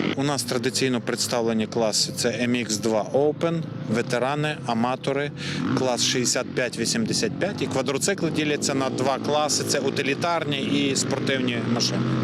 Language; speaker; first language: Ukrainian; native; Ukrainian